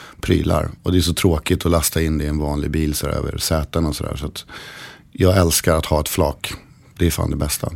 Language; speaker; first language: Swedish; native; Swedish